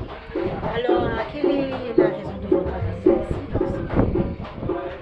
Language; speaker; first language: French; non-native, fluent; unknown